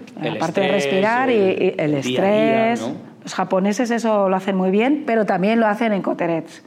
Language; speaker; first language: Spanish; native; Spanish